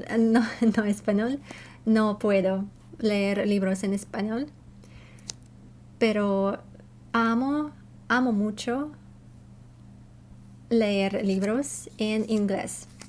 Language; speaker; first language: Spanish; non-native, learner; Russian